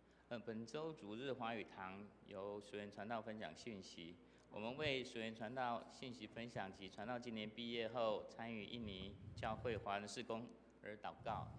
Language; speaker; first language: Chinese; native; Chinese